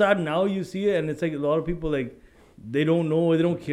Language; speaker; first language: English; native; English